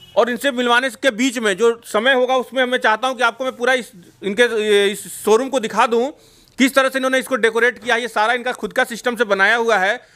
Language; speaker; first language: Hindi; native; Hindi